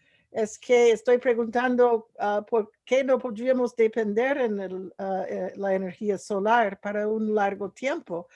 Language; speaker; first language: Spanish; non-native, fluent; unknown